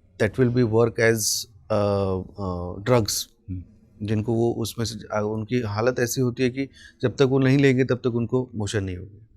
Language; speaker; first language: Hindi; non-native, local second language; Marathi